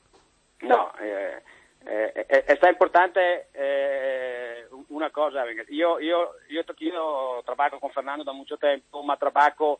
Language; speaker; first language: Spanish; non-native, learner; Italian